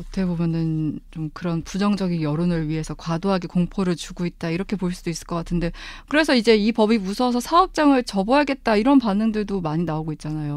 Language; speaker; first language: Korean; native; Korean